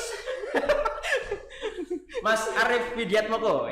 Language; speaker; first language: Indonesian; native; Indonesian